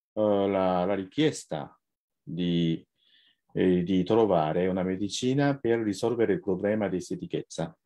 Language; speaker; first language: Italian; non-native, fluent; Japanese